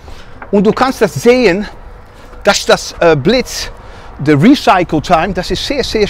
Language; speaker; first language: German; non-native, learner; Dutch